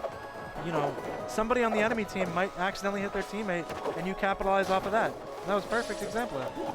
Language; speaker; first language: English; native; English